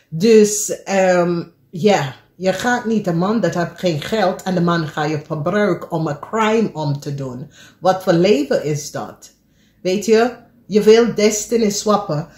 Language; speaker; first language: Dutch; non-native, learner; English